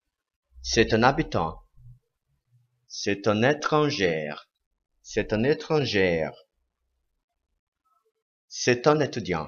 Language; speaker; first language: French; non-native, fluent; Portuguese